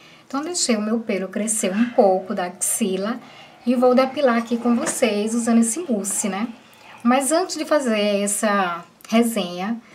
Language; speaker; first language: Portuguese; native; Portuguese